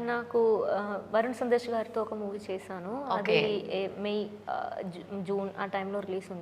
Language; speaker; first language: Telugu; non-native, learner; Malayalam